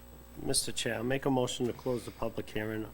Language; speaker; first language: English; native; English